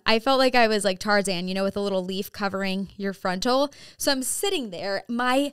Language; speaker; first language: English; native; English